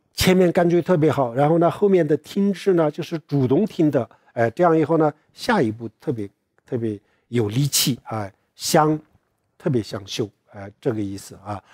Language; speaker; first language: Chinese; non-native, local second language; Tibetan